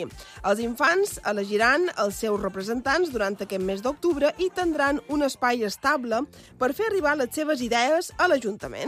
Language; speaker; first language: Catalan; native; Catalan